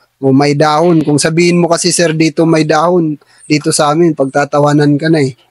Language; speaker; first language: Filipino; non-native, local second language; Tausug